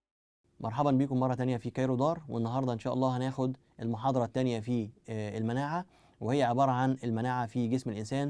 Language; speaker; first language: Arabic; native; Arabic